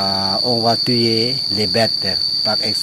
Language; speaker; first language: French; non-native, fluent; Lao